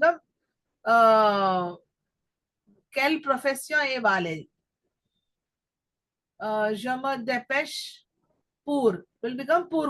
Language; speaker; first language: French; non-native, fluent; Telugu